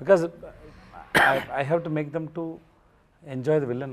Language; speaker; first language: Telugu; non-native, local second language; Tamil